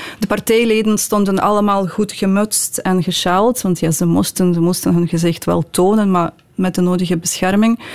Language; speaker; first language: Dutch; non-native, fluent; Ukrainian